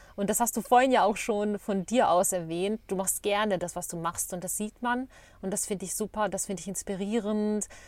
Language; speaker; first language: German; early bilingual, other home language; Bosnian